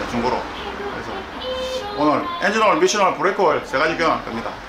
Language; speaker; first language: Korean; native; Korean